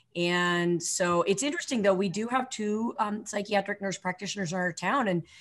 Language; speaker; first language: English; native; English